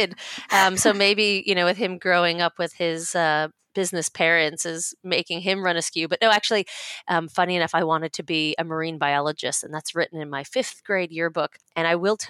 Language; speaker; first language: English; native; English